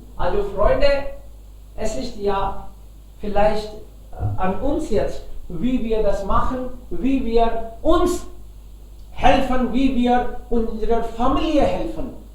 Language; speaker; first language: German; non-native, fluent; Hindi